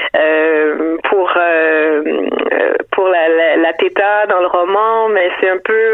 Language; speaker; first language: French; native; French